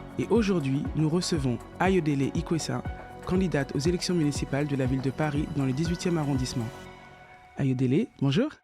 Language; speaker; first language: French; native; French